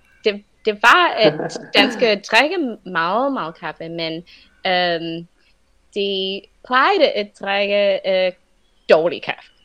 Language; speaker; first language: Danish; non-native, fluent; English